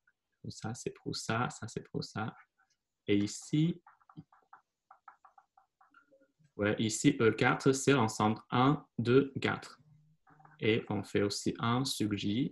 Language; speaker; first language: French; non-native, fluent; Chinese